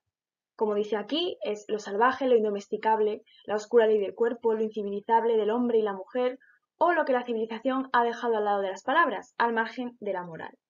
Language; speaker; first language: Spanish; native; Spanish